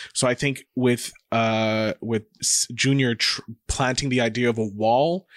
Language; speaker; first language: English; native; English